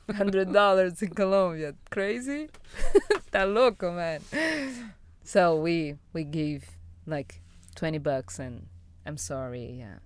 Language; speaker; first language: English; non-native, fluent; Portuguese